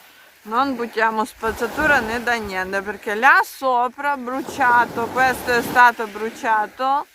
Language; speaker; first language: Italian; non-native, learner; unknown